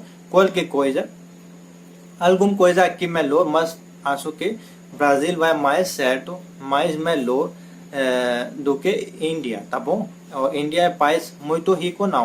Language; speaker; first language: Portuguese; non-native, learner; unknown